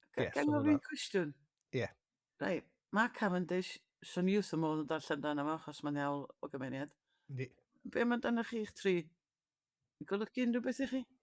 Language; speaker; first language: Welsh; native; Welsh